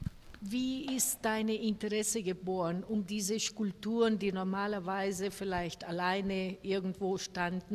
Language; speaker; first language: German; non-native, fluent; Spanish